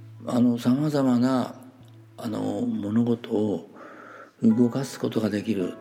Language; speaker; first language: Japanese; native; Japanese